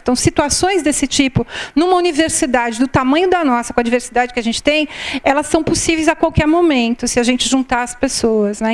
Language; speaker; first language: Portuguese; native; Portuguese